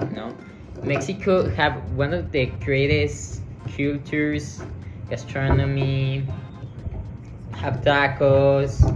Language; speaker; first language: English; non-native, learner; Spanish